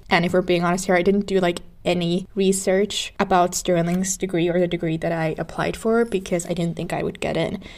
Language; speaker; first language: English; non-native, fluent; Finnish